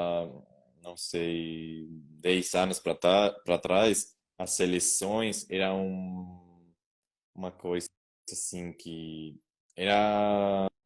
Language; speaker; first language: Portuguese; non-native, learner; Spanish